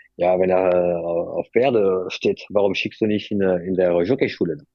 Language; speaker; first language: German; non-native, fluent; French